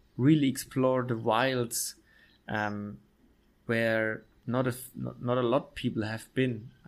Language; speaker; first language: English; non-native, fluent; German